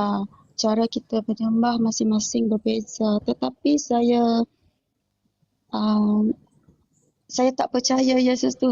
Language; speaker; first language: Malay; non-native, local second language; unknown